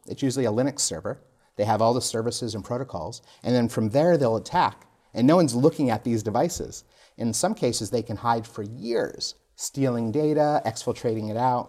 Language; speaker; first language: English; native; English